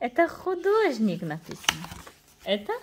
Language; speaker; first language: Russian; non-native, fluent; Tajik